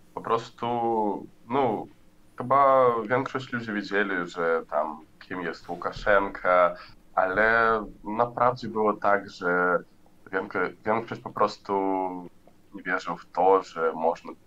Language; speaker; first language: Polish; non-native, learner; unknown